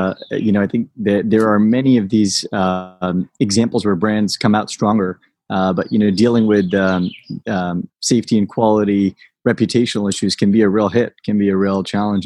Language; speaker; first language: English; native; English